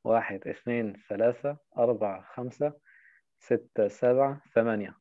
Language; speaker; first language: Arabic; non-native, fluent; German